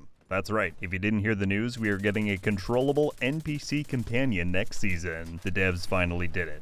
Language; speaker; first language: English; native; English